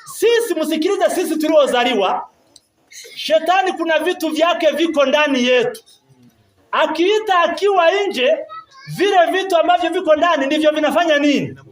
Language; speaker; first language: Swahili; non-native, local second language; Kinyarwanda